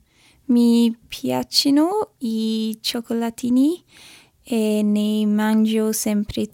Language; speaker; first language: Italian; non-native, learner; English